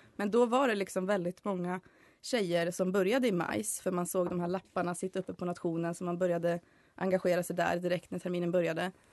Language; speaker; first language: Swedish; native; Swedish